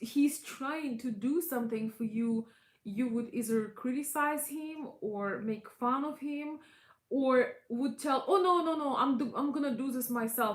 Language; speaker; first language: English; non-native, fluent; Russian